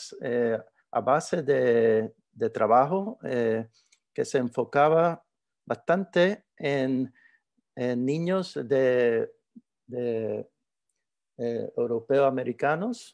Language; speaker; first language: Spanish; early bilingual, heritage; Spanish